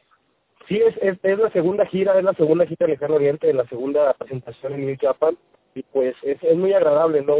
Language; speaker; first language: Spanish; native; Spanish